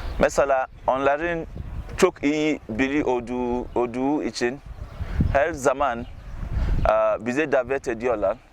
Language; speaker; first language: Turkish; non-native, learner; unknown